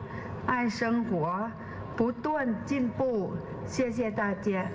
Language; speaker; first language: Chinese; non-native, fluent; Thai